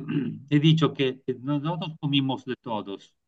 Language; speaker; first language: Spanish; non-native, learner; Polish